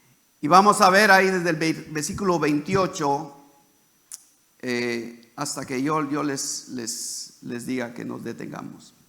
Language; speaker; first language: Spanish; native; Spanish